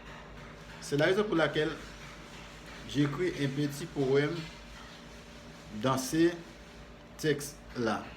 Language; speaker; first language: French; non-native, fluent; Spanish